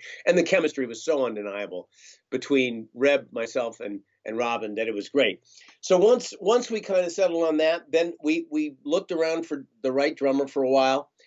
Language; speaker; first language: English; native; English